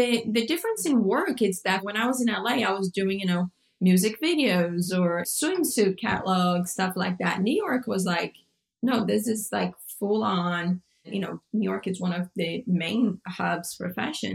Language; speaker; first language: English; non-native, fluent; Portuguese